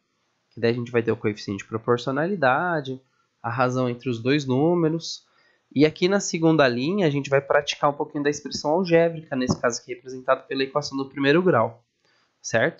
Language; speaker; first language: Portuguese; native; Portuguese